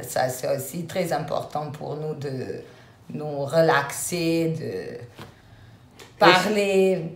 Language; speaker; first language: French; non-native, fluent; Serbian